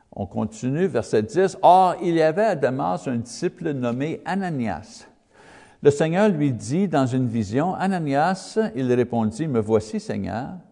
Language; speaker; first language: French; non-native, learner; English